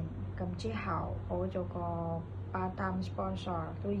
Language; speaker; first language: Cantonese; non-native, fluent; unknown